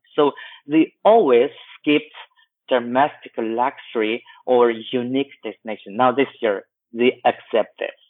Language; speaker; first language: English; non-native, fluent; Chinese